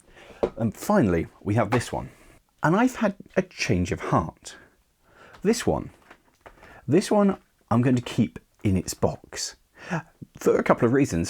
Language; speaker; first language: English; native; English